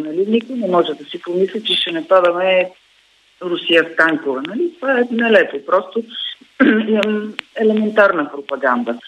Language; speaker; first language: Bulgarian; native; Bulgarian